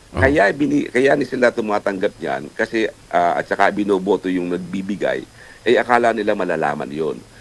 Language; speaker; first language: Filipino; native; Filipino